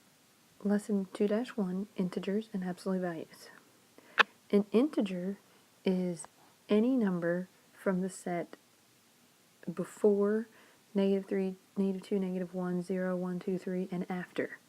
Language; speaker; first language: English; native; English